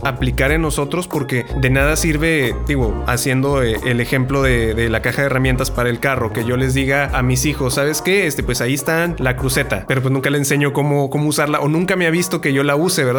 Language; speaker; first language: Spanish; native; Spanish